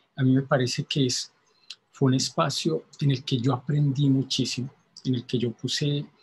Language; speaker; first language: Spanish; native; Spanish